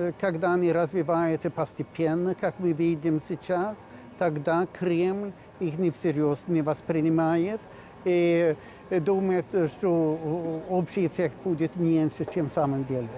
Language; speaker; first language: Russian; non-native, fluent; Swedish